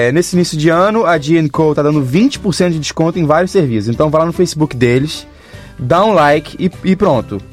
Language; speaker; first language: Portuguese; native; Portuguese